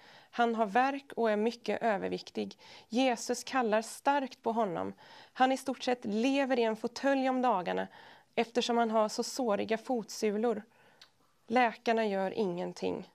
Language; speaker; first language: Swedish; native; Swedish